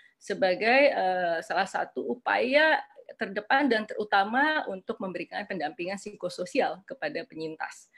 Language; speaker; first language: Indonesian; native; Indonesian